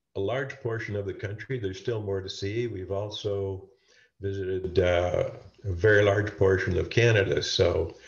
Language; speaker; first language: English; native; English